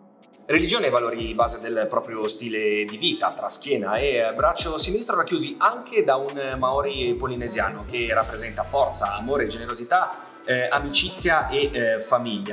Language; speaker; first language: Italian; native; Italian